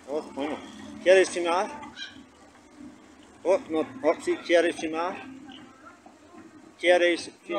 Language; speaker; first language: Spanish; non-native, learner; English